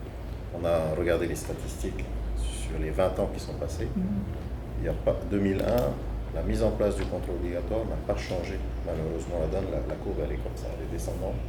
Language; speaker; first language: French; native; French